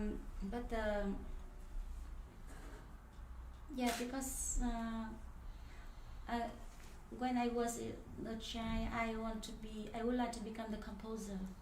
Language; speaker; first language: English; non-native, learner; Vietnamese